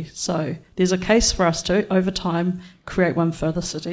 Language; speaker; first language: English; native; English